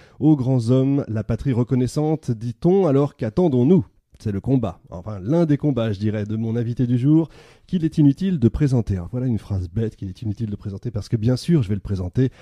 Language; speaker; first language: French; native; French